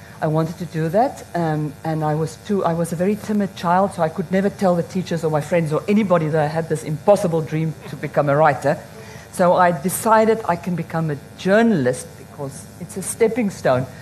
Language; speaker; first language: English; non-native, local second language; Afrikaans